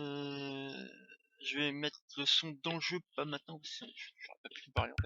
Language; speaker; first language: French; native; French